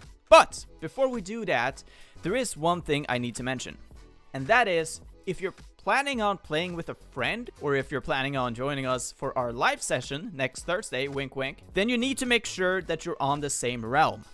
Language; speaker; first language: English; non-native, fluent; Swedish